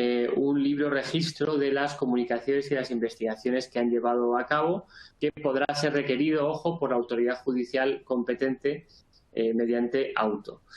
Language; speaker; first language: Spanish; native; Spanish